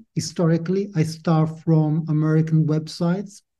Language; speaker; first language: English; non-native, fluent; Italian